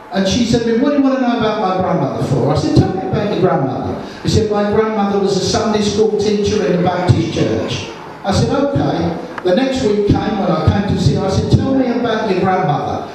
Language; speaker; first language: English; native; English